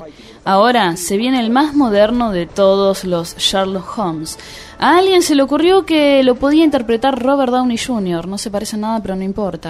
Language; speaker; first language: Spanish; native; Spanish